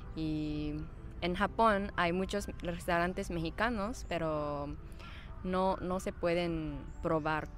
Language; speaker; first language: Spanish; non-native, fluent; Japanese